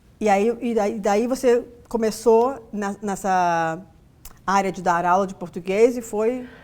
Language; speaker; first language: Portuguese; native; Portuguese